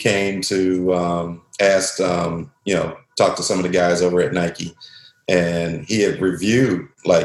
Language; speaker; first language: English; native; English